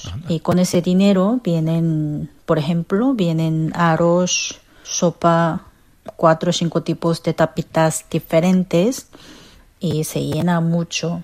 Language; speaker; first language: Spanish; non-native, fluent; Korean